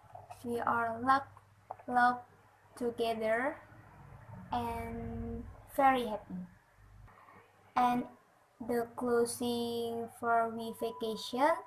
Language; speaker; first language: English; non-native, learner; Indonesian